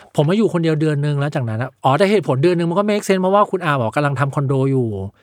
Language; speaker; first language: Thai; early bilingual, other home language; Chinese